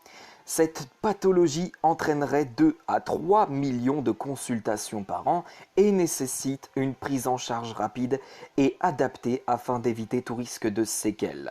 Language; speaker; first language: French; native; French